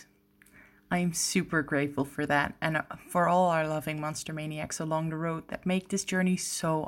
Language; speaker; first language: English; non-native, fluent; French